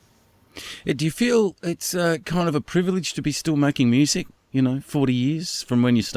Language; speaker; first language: English; native; English